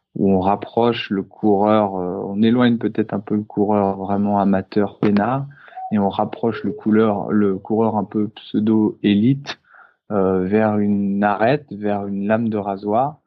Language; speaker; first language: French; native; French